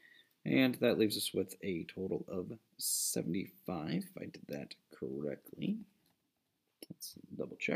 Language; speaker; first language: English; native; English